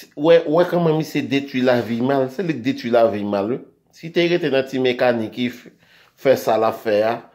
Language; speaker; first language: Haitian Creole; native; Haitian Creole